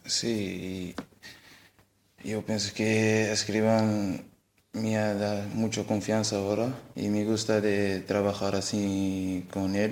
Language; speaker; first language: Spanish; non-native, learner; Portuguese